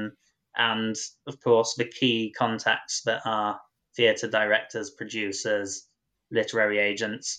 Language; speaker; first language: English; native; English